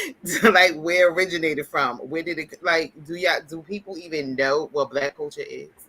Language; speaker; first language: English; native; English